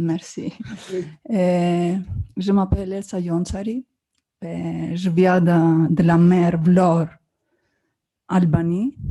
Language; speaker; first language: French; non-native, learner; Albanian